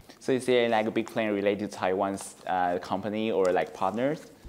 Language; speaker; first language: English; non-native, fluent; Chinese